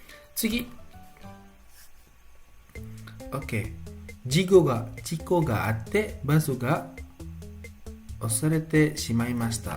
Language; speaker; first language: Japanese; non-native, fluent; Indonesian